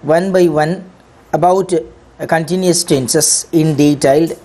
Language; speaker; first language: English; non-native, local second language; Tamil